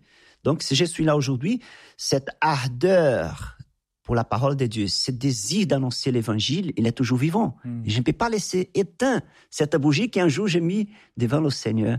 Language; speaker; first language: French; non-native, fluent; Portuguese